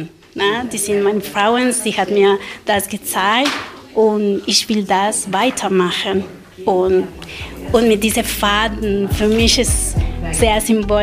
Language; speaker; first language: German; non-native, learner; Spanish